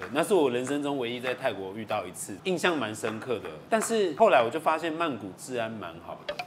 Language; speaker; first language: Chinese; native; Chinese